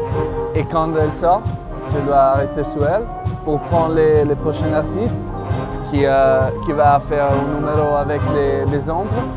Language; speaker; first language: French; non-native, learner; Italian